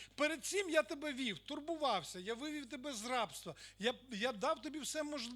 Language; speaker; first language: Ukrainian; non-native, local second language; Russian